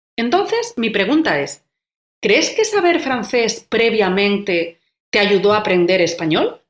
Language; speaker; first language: Spanish; native; Spanish